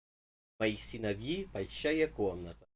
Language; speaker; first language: Russian; non-native, learner; English